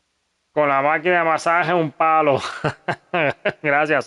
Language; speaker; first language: Spanish; early bilingual, heritage; Spanish